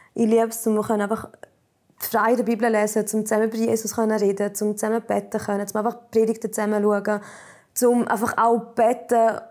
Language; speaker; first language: German; native; German